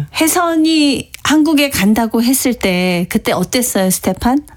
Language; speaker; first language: Korean; native; Korean